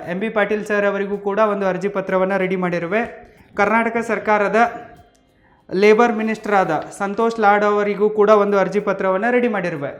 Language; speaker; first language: Kannada; native; Kannada